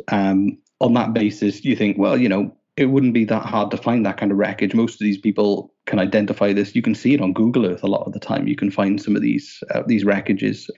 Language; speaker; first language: English; native; English